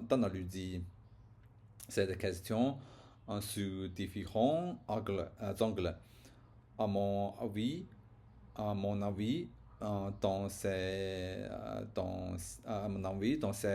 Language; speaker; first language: French; non-native, learner; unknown